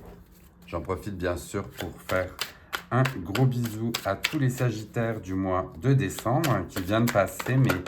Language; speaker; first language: French; native; French